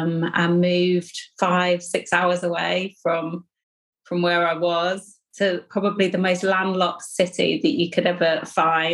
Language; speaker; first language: English; native; English